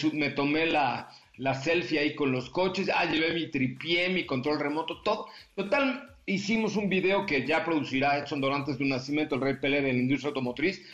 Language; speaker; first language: Spanish; native; Spanish